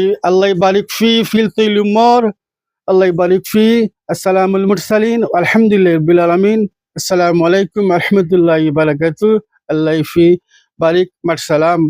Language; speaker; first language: Arabic; non-native, learner; Bangla